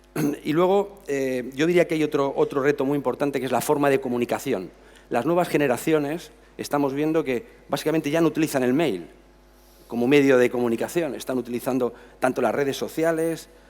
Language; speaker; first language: Spanish; native; Spanish